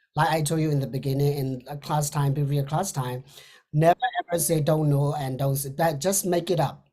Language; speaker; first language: English; non-native, fluent; Burmese